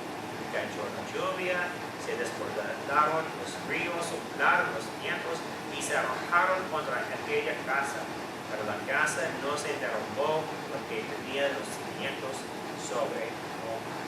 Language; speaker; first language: Spanish; non-native, fluent; English